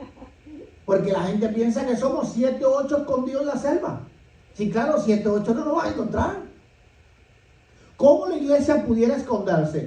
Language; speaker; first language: Spanish; native; Spanish